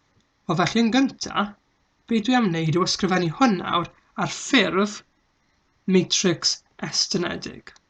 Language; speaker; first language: Welsh; native; Welsh